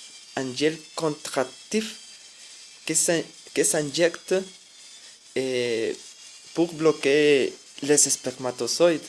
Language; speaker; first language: French; non-native, learner; Spanish